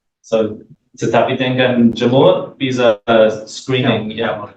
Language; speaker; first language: Indonesian; non-native, learner; English